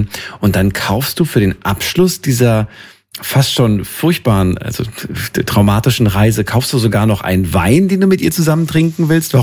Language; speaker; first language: German; native; German